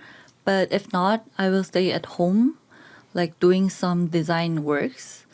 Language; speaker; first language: English; non-native, learner; Korean